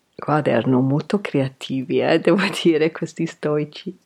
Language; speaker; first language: Italian; non-native, fluent; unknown